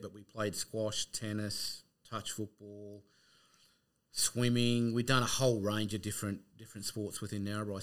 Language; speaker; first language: English; native; English